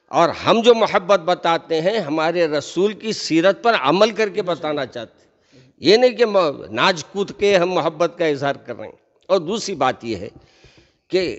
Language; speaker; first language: Hindi; non-native, local second language; Urdu